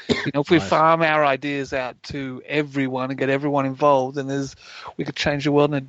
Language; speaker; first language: English; native; English